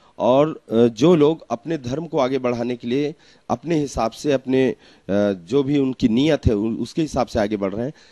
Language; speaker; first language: Hindi; native; Hindi